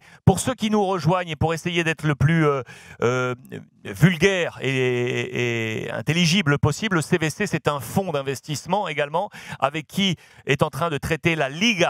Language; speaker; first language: French; native; French